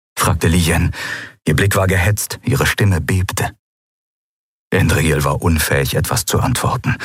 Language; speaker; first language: German; native; German